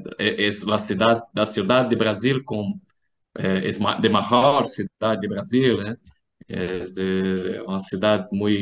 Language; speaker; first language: Spanish; non-native, fluent; Portuguese